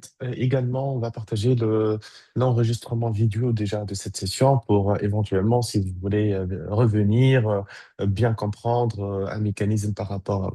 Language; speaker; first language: French; native; French